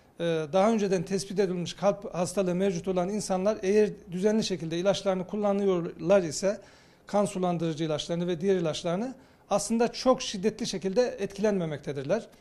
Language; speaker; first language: Turkish; native; Turkish